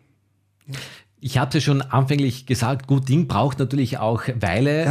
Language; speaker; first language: German; native; German